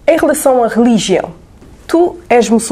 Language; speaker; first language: Portuguese; native; Portuguese